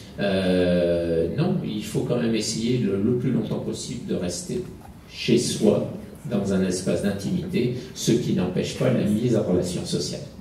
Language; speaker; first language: French; native; French